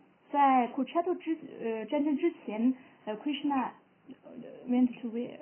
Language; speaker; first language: English; non-native, fluent; Chinese